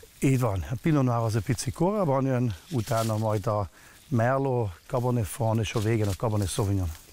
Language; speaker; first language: Hungarian; non-native, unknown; German